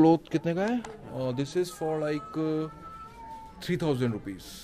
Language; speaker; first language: English; non-native, local second language; Hindi